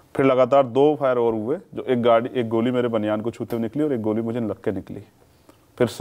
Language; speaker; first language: Hindi; native; Hindi